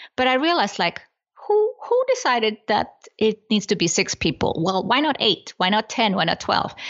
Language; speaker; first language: English; non-native, fluent; Icelandic